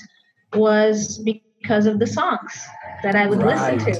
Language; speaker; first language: English; non-native, fluent; Portuguese